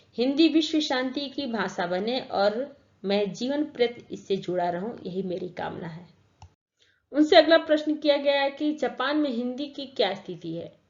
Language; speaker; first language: Hindi; native; Hindi